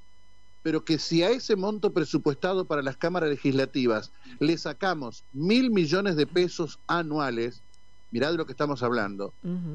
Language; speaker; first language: Spanish; native; Spanish